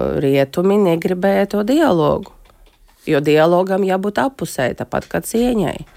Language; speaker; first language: Latvian; non-native, local second language; Russian